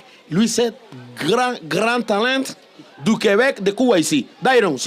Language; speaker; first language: French; non-native, learner; Spanish